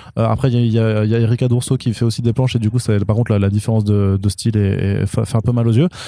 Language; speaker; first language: French; native; French